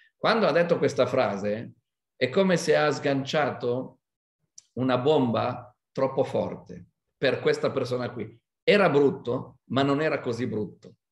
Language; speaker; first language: Italian; non-native, fluent; Hebrew